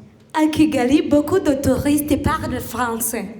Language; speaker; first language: French; non-native, learner; Kinyarwanda